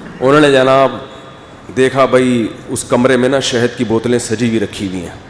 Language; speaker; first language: Urdu; native; Urdu